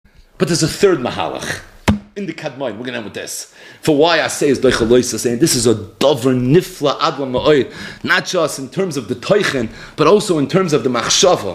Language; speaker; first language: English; native; English